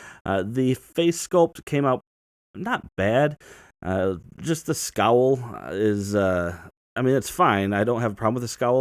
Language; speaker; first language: English; native; English